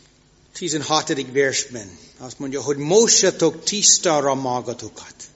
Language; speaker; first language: Hungarian; non-native, fluent; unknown